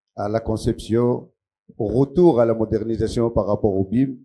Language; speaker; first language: French; non-native, local second language; Arabic